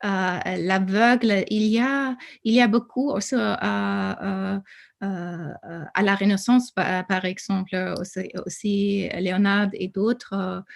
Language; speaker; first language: French; non-native, fluent; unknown